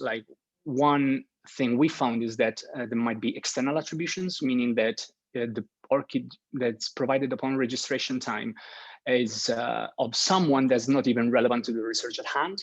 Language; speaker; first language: English; non-native, fluent; Italian